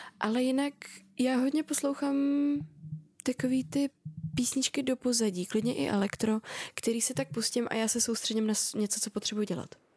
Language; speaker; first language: Czech; early bilingual, other home language; Russian